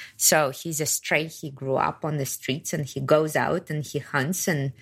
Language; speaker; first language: English; non-native, fluent; Kazakh